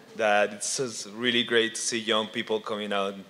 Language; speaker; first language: English; non-native, fluent; Spanish